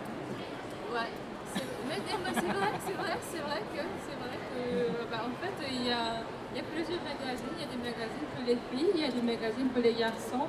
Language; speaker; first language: French; non-native, fluent; Japanese